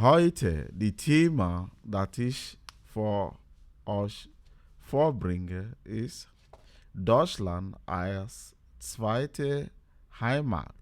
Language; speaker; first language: German; non-native, learner; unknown